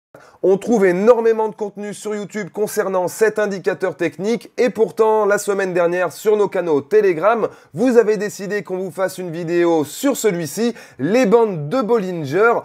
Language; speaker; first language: French; native; French